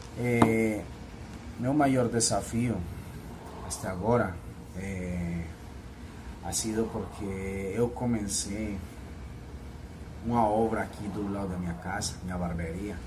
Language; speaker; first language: Portuguese; non-native, fluent; Spanish